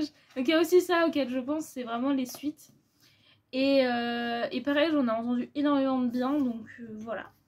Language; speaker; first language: French; native; French